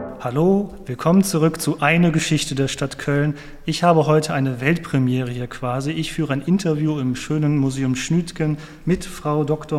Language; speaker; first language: German; native; German